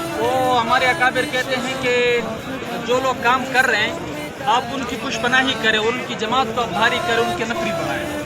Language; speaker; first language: Urdu; non-native, local second language; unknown